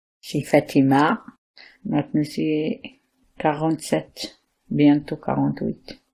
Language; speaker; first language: French; non-native, learner; Arabic